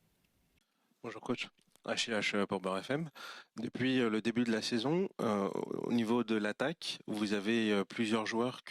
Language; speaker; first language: French; native; French